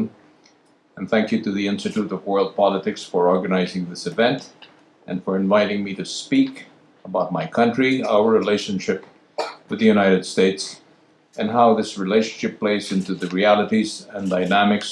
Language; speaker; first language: English; non-native, local second language; Filipino